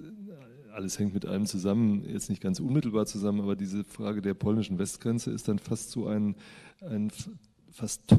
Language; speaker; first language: German; native; German